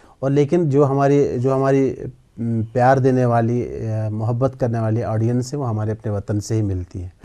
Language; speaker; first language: Urdu; non-native, local second language; Kashmiri